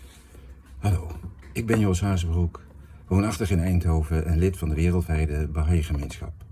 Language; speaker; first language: Dutch; native; Dutch